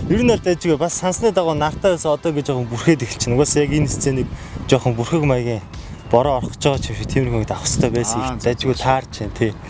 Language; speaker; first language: Mongolian; native; Mongolian